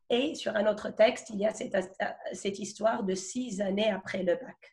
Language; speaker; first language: French; non-native, local second language; Arabic